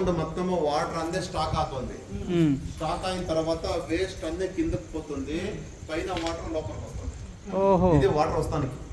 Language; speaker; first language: Telugu; non-native, local second language; Kannada